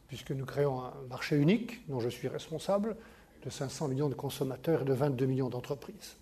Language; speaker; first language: French; native; French